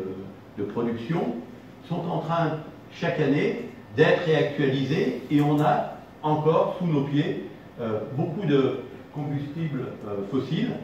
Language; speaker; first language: French; native; French